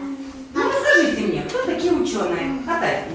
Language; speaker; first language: Russian; native; Russian